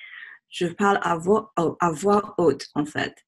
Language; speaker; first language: French; non-native, fluent; English